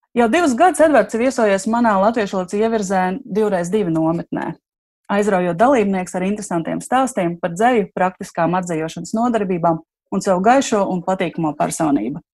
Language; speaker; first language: Latvian; native; Latvian